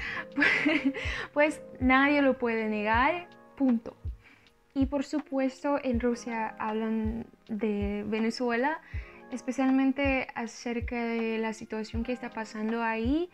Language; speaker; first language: Spanish; non-native, learner; Russian